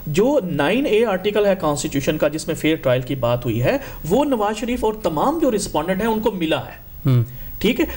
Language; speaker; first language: Urdu; non-native, local second language; Punjabi